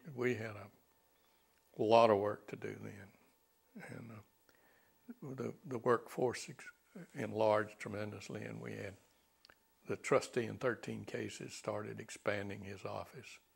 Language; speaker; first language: English; native; English